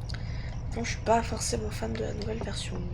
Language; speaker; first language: French; native; French